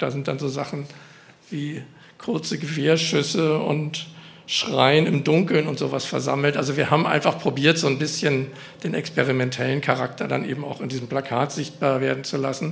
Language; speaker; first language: German; native; German